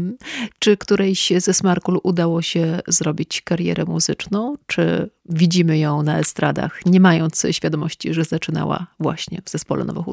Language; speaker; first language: Polish; native; Polish